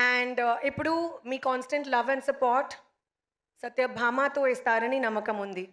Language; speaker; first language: Telugu; non-native, learner; Hindi